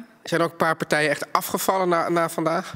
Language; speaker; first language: Dutch; native; Dutch